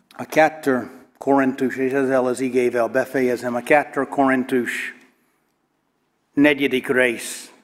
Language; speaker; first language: Hungarian; non-native, learner; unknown